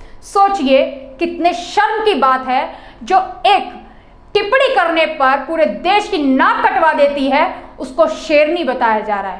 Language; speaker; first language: Hindi; native; Hindi